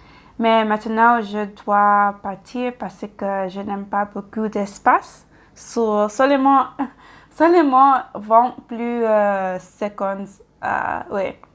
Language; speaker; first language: French; non-native, learner; English